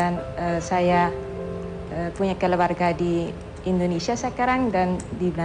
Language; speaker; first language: Indonesian; non-native, learner; Dutch